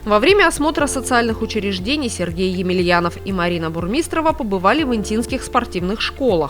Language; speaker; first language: Russian; native; Russian